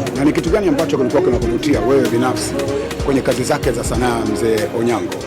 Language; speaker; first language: Swahili; native; Swahili